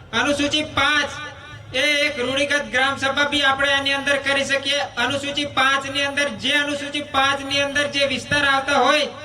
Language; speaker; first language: Gujarati; non-native, local second language; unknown